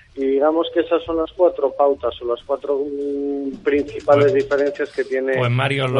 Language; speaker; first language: Spanish; native; Spanish